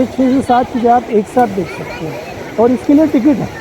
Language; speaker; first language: Hindi; non-native, local second language; Marathi